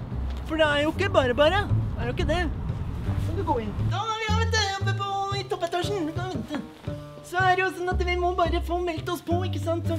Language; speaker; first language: Norwegian; native; Norwegian